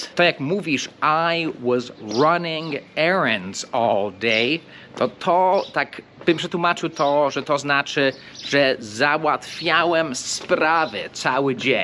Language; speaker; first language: Polish; non-native, fluent; English